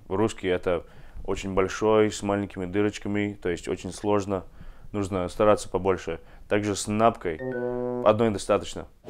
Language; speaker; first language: Russian; non-native, fluent; English